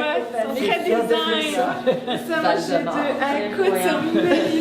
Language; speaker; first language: French; native; French